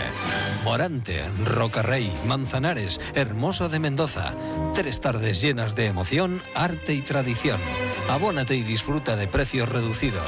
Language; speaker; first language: Spanish; native; Spanish